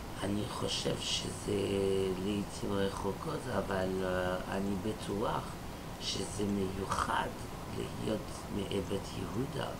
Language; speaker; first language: Hebrew; non-native, fluent; French